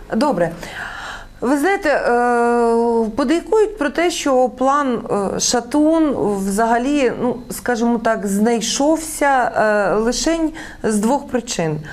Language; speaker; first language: Ukrainian; native; Ukrainian